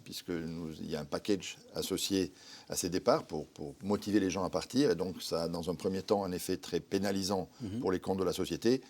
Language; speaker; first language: French; native; French